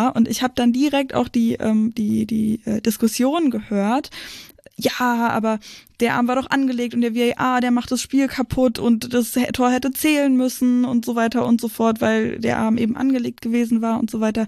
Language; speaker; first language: German; native; German